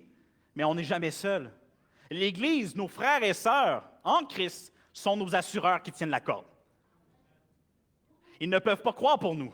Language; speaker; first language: French; native; French